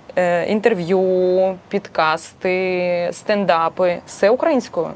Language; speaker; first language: Ukrainian; non-native, local second language; Russian